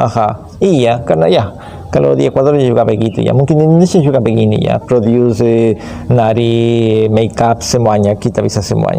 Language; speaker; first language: Indonesian; non-native, fluent; Spanish